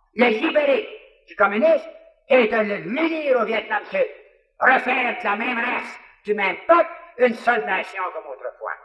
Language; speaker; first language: French; native; French